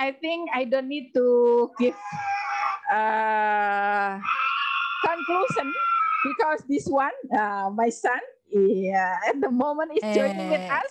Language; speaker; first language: English; non-native, learner; Indonesian